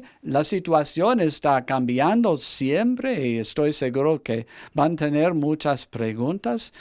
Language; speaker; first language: Spanish; non-native, fluent; English